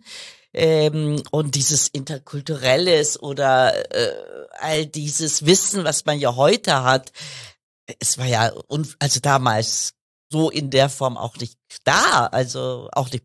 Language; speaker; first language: German; early bilingual, other home language; Kurdish